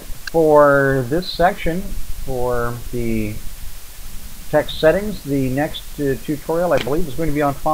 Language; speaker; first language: English; native; English